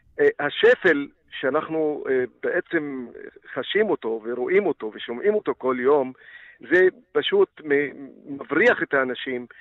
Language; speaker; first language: Hebrew; non-native, local second language; Arabic